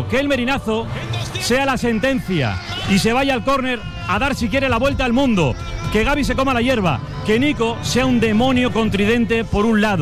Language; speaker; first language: Spanish; native; Spanish